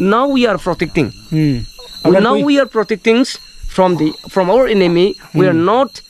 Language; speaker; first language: Hindi; non-native, local second language; Manipuri